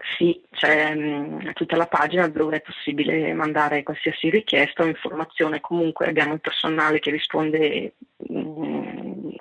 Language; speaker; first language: Italian; native; Italian